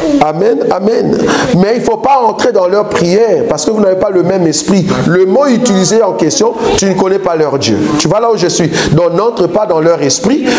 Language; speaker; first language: French; non-native, local second language; Lingala